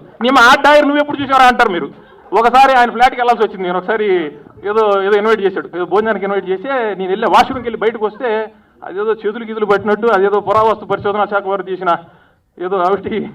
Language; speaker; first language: Telugu; native; Telugu